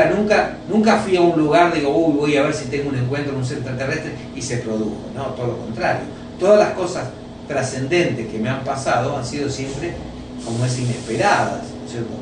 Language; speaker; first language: Spanish; native; Spanish